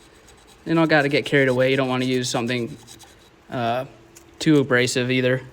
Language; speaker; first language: English; native; English